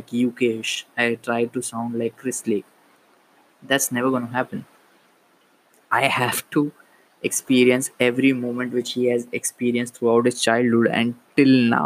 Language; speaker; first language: English; non-native, local second language; Marathi